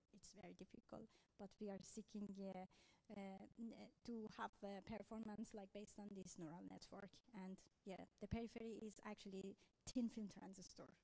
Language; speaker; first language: English; non-native, fluent; Persian